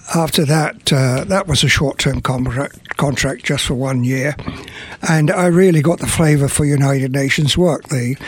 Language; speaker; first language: English; native; English